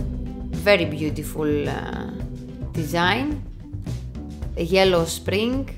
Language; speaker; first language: English; non-native, fluent; Greek